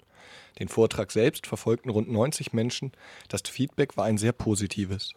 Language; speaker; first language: German; native; German